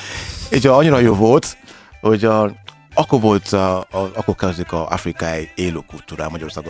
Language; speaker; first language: Hungarian; non-native, learner; Yoruba